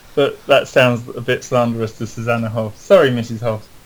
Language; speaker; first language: English; native; English